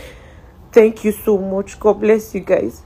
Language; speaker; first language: English; non-native, local second language; Yoruba